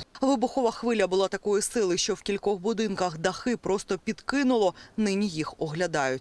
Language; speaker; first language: Ukrainian; native; Ukrainian